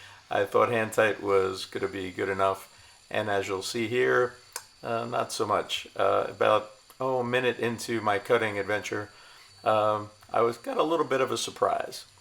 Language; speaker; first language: English; native; English